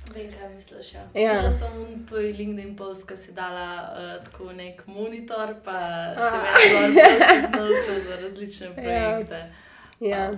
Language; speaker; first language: Slovenian; native; Slovenian